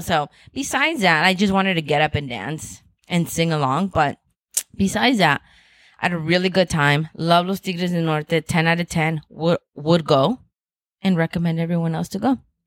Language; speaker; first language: English; native; English